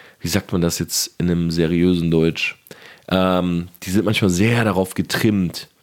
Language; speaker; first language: German; native; German